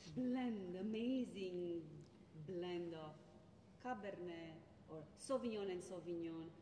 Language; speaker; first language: English; non-native, fluent; Romanian